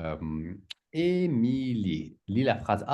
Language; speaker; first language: French; native; French